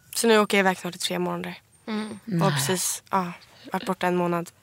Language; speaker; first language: Swedish; native; Swedish